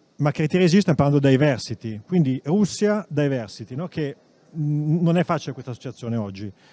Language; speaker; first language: Italian; native; Italian